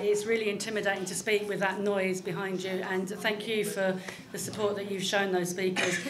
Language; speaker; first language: English; native; English